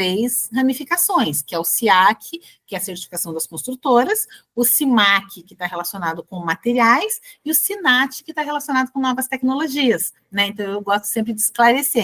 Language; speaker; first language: Portuguese; native; Portuguese